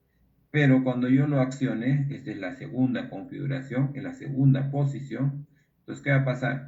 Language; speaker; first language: Spanish; native; Spanish